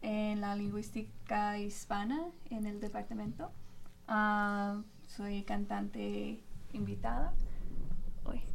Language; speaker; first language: Spanish; non-native, fluent; English